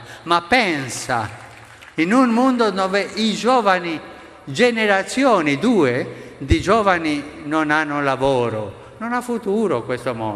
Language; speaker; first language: Italian; non-native, fluent; Spanish